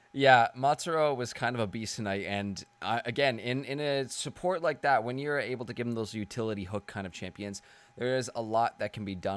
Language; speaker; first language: English; native; English